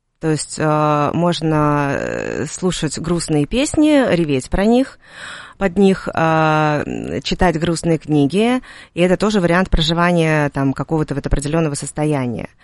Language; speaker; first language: Russian; native; Russian